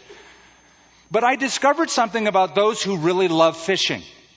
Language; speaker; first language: English; native; English